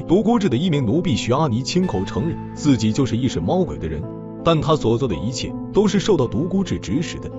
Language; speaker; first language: Chinese; native; Chinese